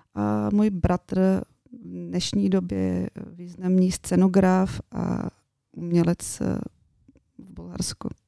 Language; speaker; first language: Czech; non-native, fluent; Bulgarian